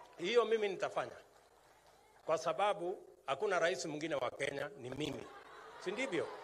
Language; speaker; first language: Swahili; non-native, local second language; Kalenjin